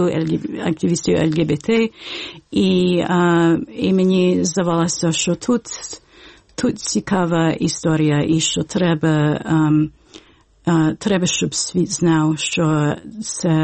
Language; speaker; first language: Ukrainian; early bilingual, heritage; Ukrainian